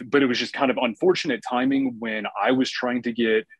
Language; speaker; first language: English; native; English